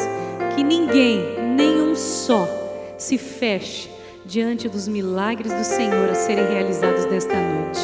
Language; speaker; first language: Portuguese; native; Portuguese